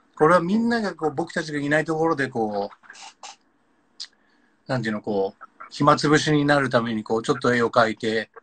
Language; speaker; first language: Japanese; native; Japanese